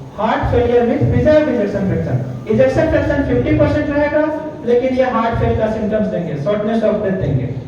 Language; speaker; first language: Hindi; native; Hindi